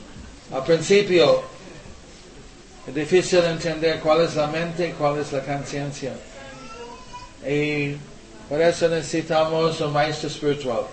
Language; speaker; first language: Spanish; non-native, learner; English